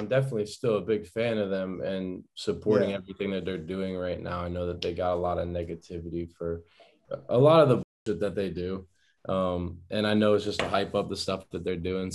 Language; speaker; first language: English; native; English